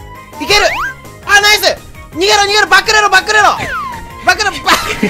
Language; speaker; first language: Japanese; native; Japanese